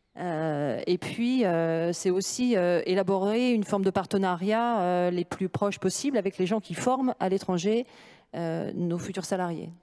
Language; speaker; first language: French; native; French